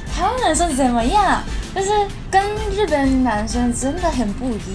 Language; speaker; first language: Chinese; non-native, fluent; Japanese